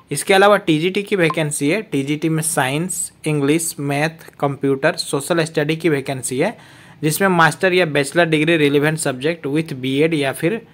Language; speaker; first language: Hindi; native; Hindi